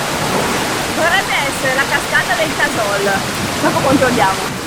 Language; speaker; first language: Italian; native; Italian